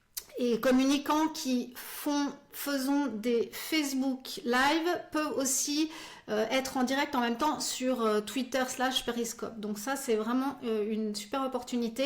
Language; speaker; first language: French; native; French